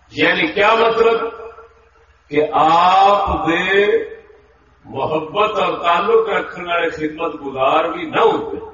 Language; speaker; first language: Urdu; non-native, local second language; Punjabi